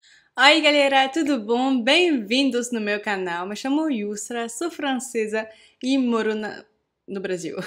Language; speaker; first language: Portuguese; non-native, fluent; French